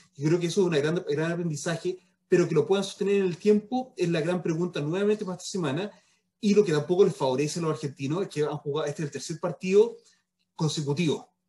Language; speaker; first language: Spanish; early bilingual, heritage; Spanish